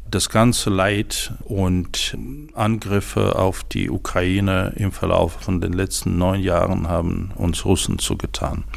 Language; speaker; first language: German; non-native, fluent; Ukrainian